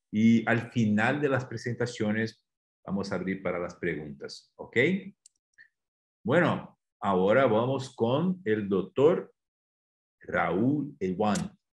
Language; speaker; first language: Spanish; non-native, fluent; Portuguese